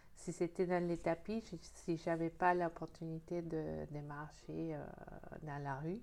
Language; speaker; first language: French; non-native, fluent; Spanish